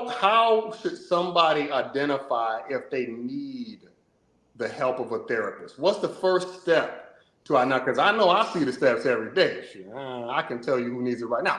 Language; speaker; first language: English; native; English